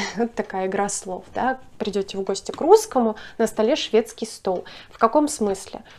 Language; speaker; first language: Russian; native; Russian